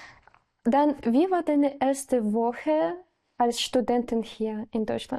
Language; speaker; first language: German; non-native, learner; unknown